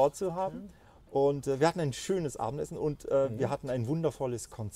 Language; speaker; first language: German; native; German